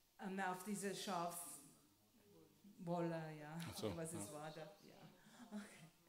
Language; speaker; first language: German; non-native, fluent; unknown